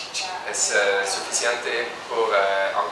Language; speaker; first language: Spanish; non-native, learner; French